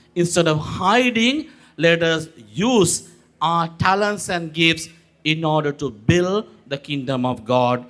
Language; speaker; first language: English; non-native, local second language; Sinhala